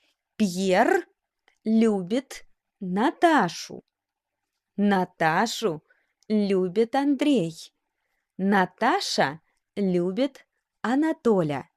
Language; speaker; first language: Russian; non-native, fluent; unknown